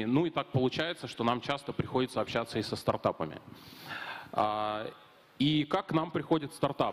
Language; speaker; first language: Russian; native; Russian